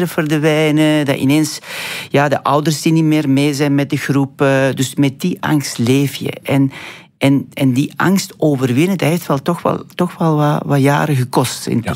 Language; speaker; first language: Dutch; non-native, fluent; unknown